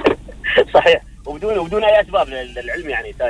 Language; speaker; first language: Arabic; native; Arabic